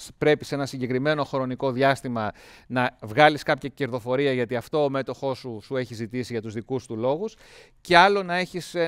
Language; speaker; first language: Greek; native; Greek